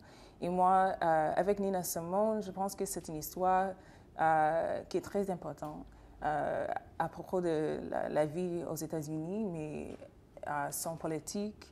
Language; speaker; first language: French; non-native, fluent; English